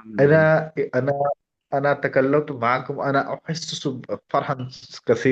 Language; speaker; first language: Arabic; non-native, learner; Urdu